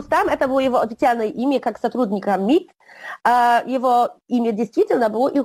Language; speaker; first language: Russian; non-native, learner; Polish